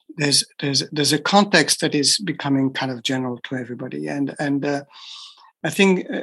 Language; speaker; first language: English; non-native, fluent; French